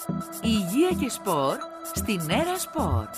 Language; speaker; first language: Greek; native; Greek